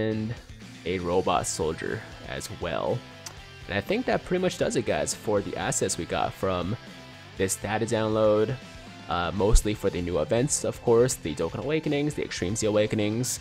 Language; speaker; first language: English; native; English